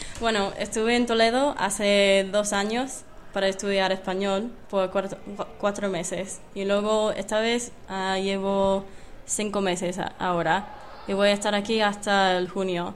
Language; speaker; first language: Spanish; non-native, fluent; English